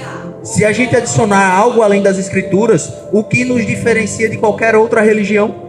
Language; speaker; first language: Portuguese; native; Portuguese